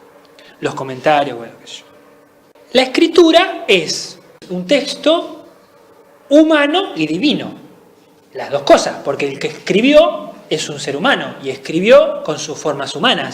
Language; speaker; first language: Spanish; native; Spanish